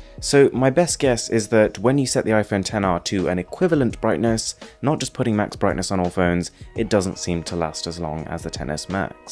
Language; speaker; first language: English; native; English